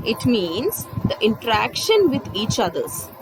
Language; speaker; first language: English; non-native, local second language; Malayalam